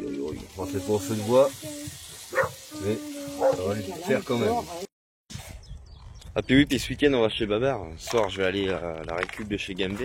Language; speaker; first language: French; native; French